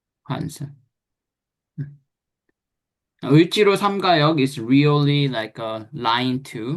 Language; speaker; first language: English; non-native, fluent; Korean